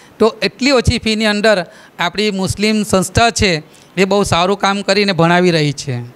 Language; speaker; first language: Gujarati; native; Gujarati